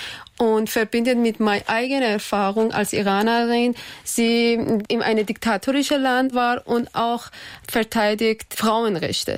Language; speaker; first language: German; non-native, learner; Persian